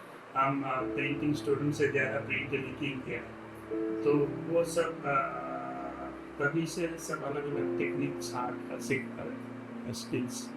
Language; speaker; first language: Hindi; non-native, local second language; Gujarati